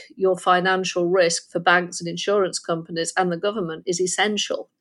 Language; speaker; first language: English; native; English